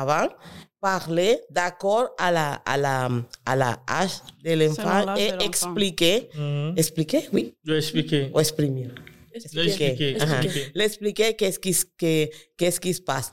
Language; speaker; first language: French; non-native, learner; Spanish